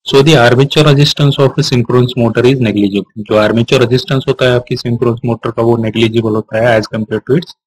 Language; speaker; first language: Hindi; non-native, local second language; Marathi